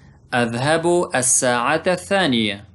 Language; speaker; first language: Arabic; non-native, fluent; Pashto